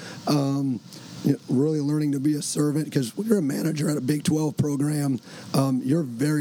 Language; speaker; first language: English; native; English